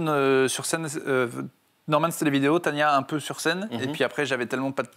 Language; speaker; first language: French; native; French